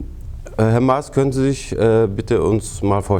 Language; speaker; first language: German; non-native, fluent; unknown